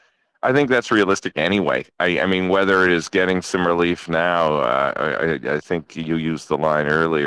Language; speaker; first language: English; native; English